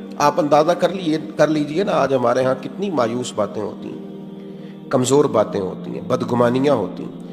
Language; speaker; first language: Urdu; native; Urdu